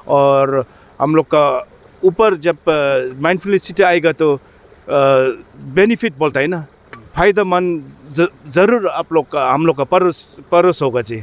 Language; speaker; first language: Hindi; non-native, fluent; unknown